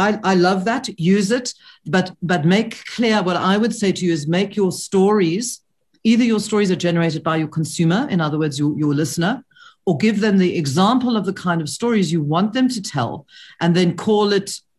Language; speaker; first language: English; native; English